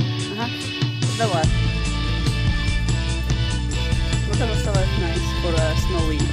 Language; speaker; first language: English; non-native, learner; Filipino